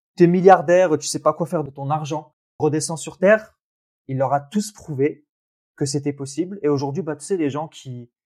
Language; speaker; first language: French; early bilingual, other home language; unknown